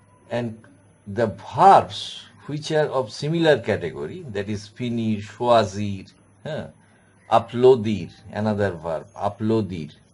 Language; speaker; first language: English; non-native, local second language; Bangla